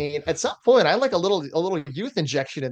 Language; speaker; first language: English; native; English